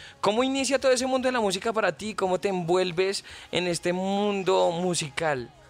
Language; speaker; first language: Spanish; native; Spanish